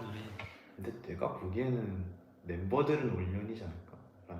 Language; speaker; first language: Korean; native; Korean